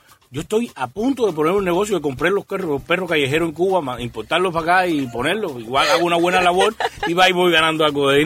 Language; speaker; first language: Spanish; native; Spanish